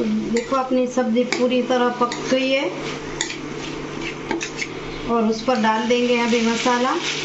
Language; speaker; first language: Hindi; non-native, local second language; Gujarati